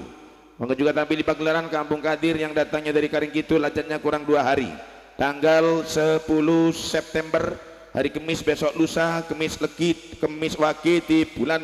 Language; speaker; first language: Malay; non-native, local second language; Javanese